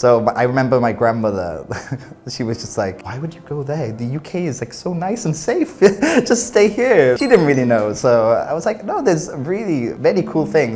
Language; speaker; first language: English; native; English